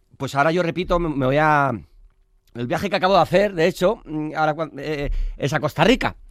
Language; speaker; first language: Spanish; native; Spanish